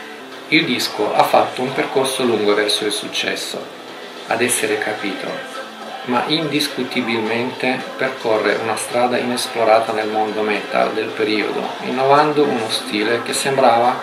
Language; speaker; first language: Italian; native; Italian